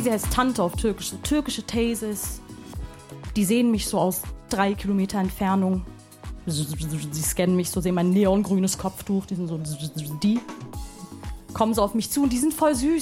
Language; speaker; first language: German; early bilingual, other home language; Arabic